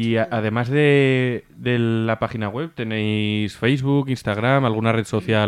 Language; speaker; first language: Spanish; native; Spanish